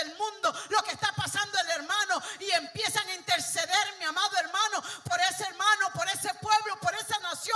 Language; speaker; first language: Spanish; native; Spanish